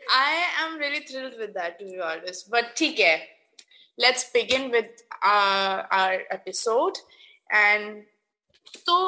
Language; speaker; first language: Hindi; native; Hindi